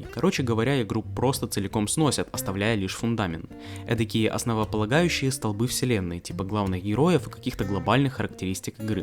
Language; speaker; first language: Russian; native; Russian